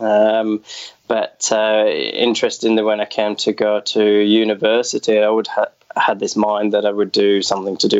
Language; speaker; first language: English; native; English